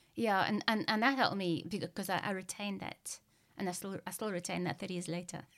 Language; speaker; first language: English; native; English